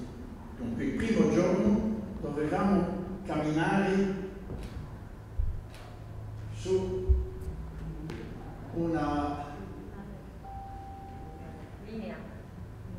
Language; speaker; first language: Italian; non-native, fluent; Dutch